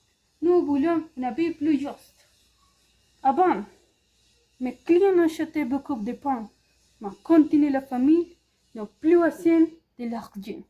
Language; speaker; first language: French; non-native, learner; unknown